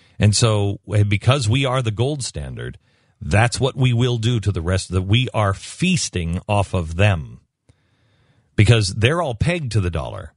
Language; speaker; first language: English; native; English